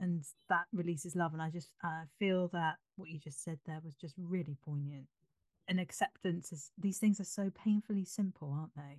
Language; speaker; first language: English; native; English